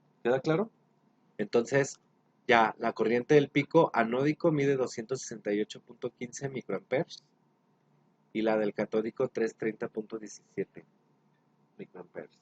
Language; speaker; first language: Spanish; native; Spanish